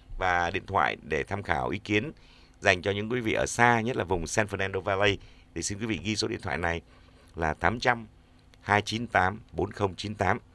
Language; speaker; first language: Vietnamese; native; Vietnamese